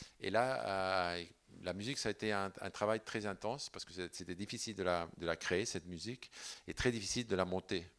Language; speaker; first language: French; non-native, fluent; Spanish